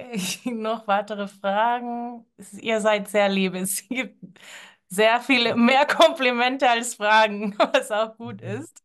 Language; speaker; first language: German; non-native, fluent; Spanish